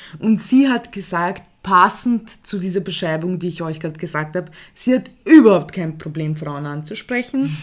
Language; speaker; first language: German; early bilingual, other home language; Croatian